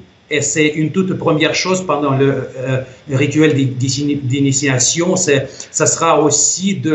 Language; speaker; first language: French; non-native, fluent; Russian